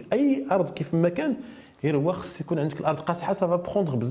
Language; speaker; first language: French; non-native, local second language; Arabic